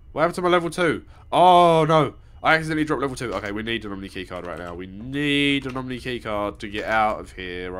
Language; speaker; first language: English; native; English